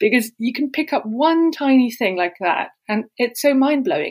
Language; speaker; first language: English; non-native, fluent; German